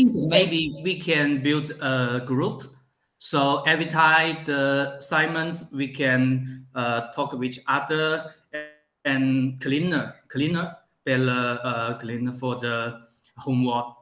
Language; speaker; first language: English; non-native, learner; Chinese